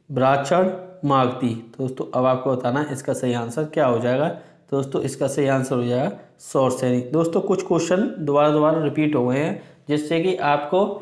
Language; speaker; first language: Hindi; native; Hindi